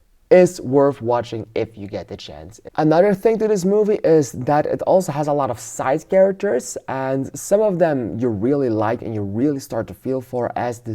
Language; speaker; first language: English; non-native, fluent; Dutch